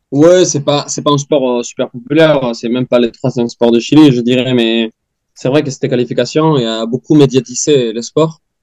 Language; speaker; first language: French; non-native, fluent; Spanish